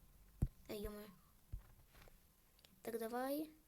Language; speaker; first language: Russian; native; Russian